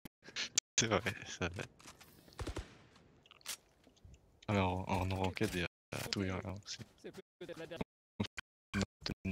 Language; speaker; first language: French; native; French